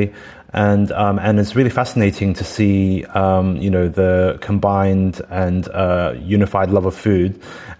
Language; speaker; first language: English; native; English